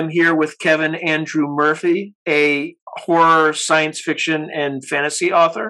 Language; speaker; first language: English; native; English